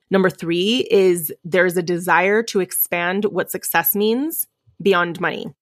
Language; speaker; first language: English; early bilingual, other home language; Spanish